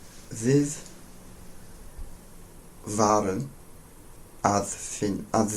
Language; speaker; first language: Icelandic; non-native, learner; English